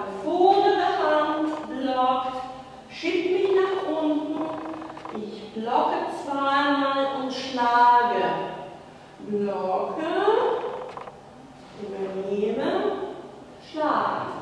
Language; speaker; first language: German; non-native, fluent; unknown